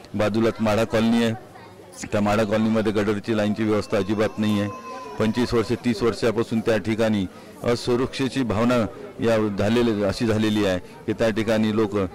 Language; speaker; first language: Marathi; native; Marathi